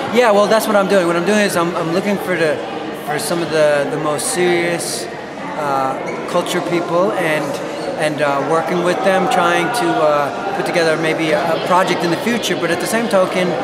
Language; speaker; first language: English; native; English